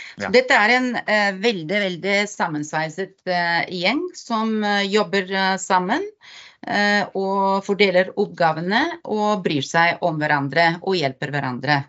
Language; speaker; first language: Norwegian; non-native, fluent; Bulgarian